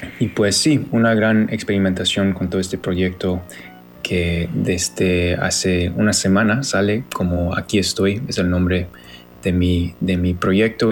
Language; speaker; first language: Spanish; non-native, fluent; English